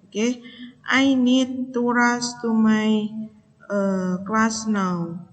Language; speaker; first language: English; non-native, fluent; Indonesian